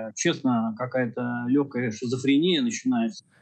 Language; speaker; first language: Russian; native; Russian